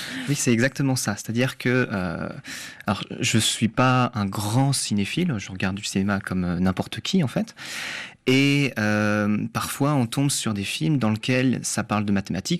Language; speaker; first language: French; native; French